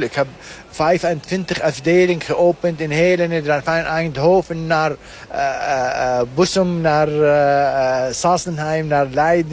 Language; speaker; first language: Dutch; non-native, learner; Arabic